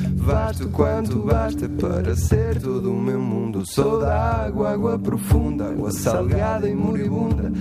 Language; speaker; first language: Catalan; non-native, learner; Portuguese